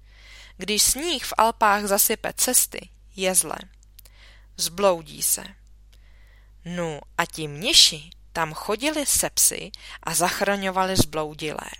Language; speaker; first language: Czech; native; Czech